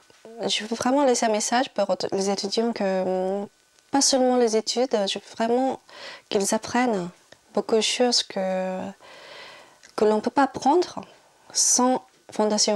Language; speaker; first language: French; non-native, fluent; Japanese